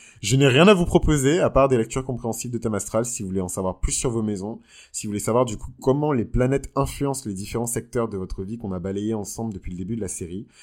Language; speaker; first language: French; native; French